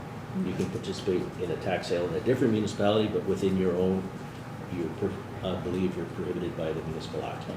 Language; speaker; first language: English; native; English